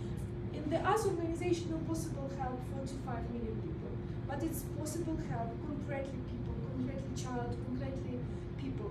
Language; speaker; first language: English; non-native, learner; Russian